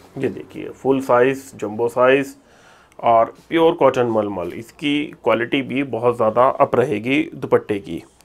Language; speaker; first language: Hindi; native; Hindi